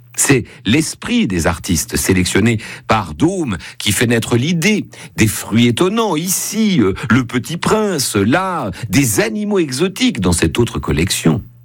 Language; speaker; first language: French; native; French